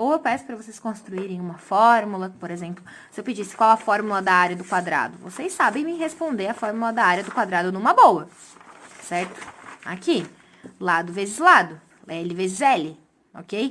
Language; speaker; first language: Portuguese; native; Portuguese